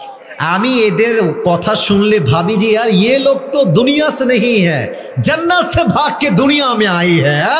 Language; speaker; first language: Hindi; non-native, fluent; Bangla